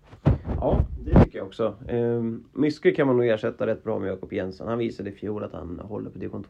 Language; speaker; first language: Swedish; native; Swedish